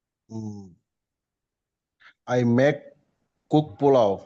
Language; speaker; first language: English; non-native, learner; Hindi